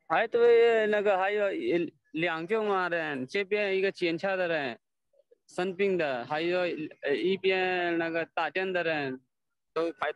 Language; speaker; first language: Chinese; non-native, learner; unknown